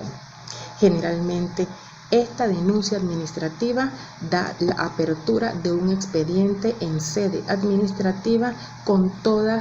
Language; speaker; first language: Spanish; native; Spanish